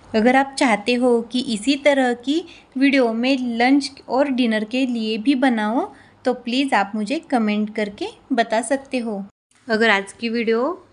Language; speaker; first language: Hindi; non-native, local second language; Marathi